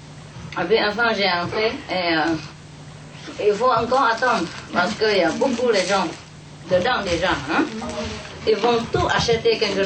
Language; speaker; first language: French; non-native, learner; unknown